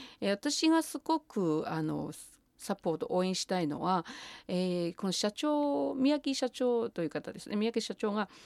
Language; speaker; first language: Japanese; non-native, fluent; Chinese